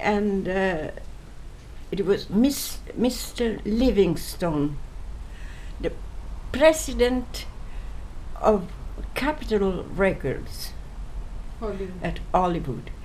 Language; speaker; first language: English; non-native, fluent; Italian